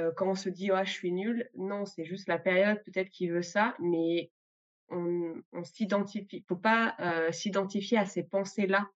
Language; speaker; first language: French; native; French